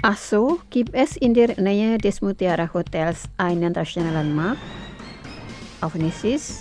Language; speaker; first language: German; non-native, fluent; Indonesian